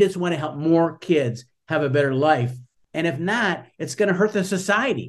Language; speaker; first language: English; native; English